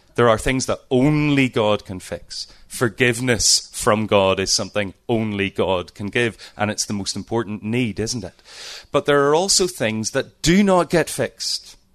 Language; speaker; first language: English; native; English